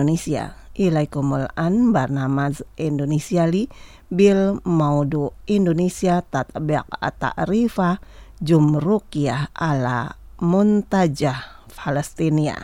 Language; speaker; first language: Arabic; non-native, fluent; Indonesian